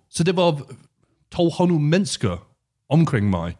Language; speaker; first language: Danish; non-native, learner; English